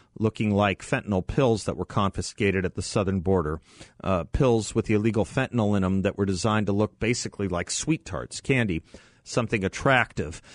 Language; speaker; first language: English; native; English